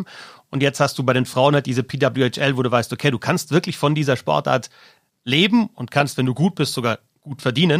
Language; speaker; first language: German; native; German